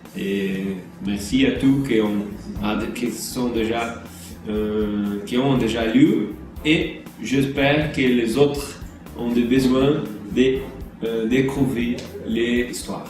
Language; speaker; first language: French; non-native, learner; Portuguese